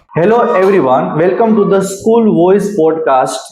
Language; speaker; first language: English; non-native, local second language; Gujarati